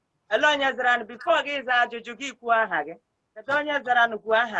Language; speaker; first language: Igbo; native; Igbo